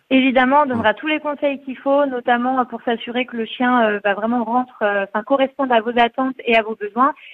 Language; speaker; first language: French; native; French